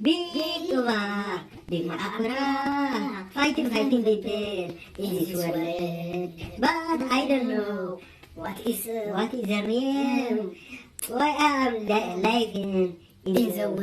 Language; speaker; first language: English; non-native, learner; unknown